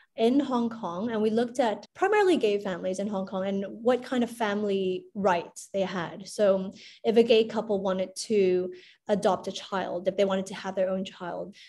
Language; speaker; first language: English; non-native, local second language; Cantonese